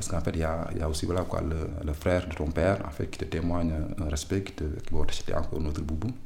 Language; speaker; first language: French; non-native, local second language; Wolof